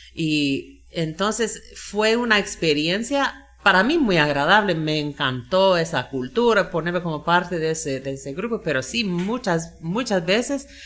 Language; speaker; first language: Spanish; non-native, fluent; English